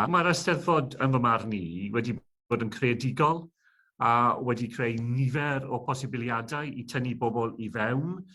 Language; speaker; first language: Welsh; non-native, local second language; English